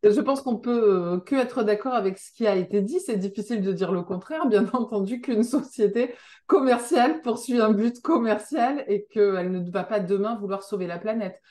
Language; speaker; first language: French; native; French